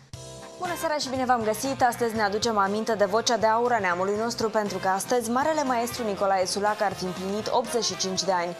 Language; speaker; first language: Romanian; native; Romanian